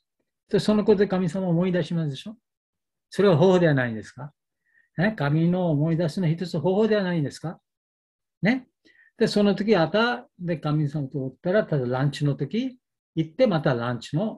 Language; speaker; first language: Japanese; non-native, learner; Bangla